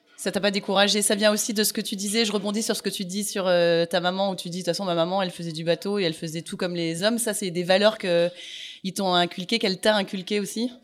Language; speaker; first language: French; native; French